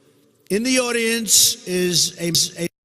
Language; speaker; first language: English; native; English